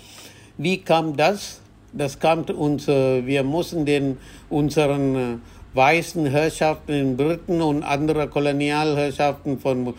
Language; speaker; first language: German; non-native, fluent; Tamil